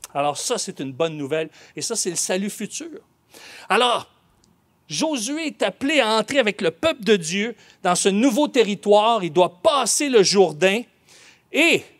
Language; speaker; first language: French; native; French